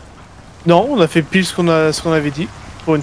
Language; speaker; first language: French; native; French